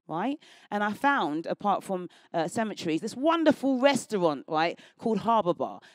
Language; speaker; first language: English; native; English